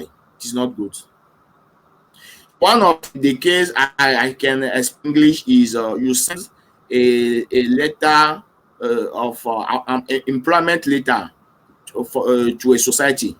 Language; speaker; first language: English; non-native, learner; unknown